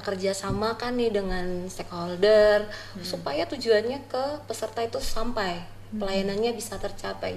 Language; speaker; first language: Indonesian; native; Indonesian